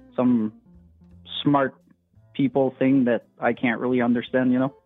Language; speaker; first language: English; non-native, fluent; French